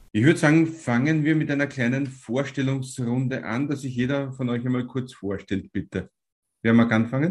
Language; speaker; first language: German; native; German